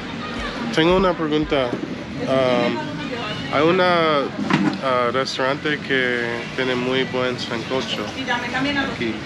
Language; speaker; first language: Spanish; non-native, learner; English